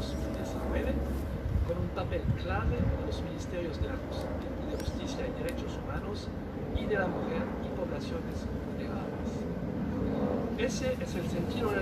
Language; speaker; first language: Spanish; non-native, fluent; French